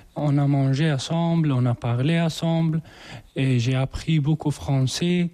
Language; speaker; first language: French; non-native, learner; Persian